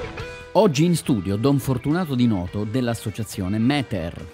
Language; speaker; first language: Italian; native; Italian